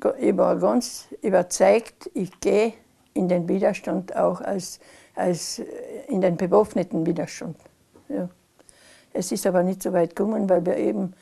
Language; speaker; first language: German; non-native, local second language; Slovenian